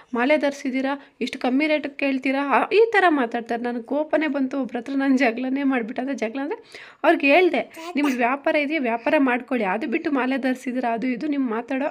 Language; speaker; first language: Kannada; non-native, local second language; Telugu